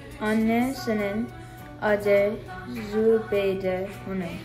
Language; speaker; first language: Turkish; early bilingual, heritage; Turkish